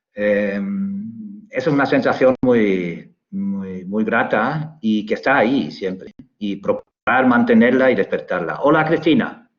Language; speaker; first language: Spanish; non-native, fluent; German